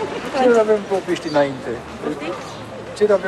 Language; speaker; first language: Romanian; non-native, learner; French